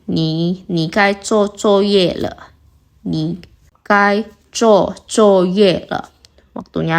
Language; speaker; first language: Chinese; non-native, fluent; Indonesian